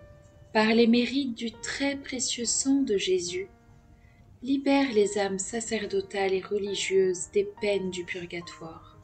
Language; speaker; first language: French; native; French